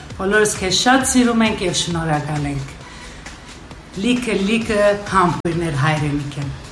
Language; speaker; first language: Armenian; native; Armenian